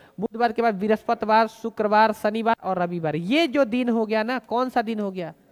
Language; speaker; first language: Hindi; native; Hindi